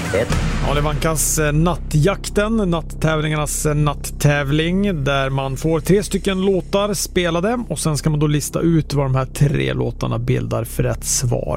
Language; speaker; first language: Swedish; native; Swedish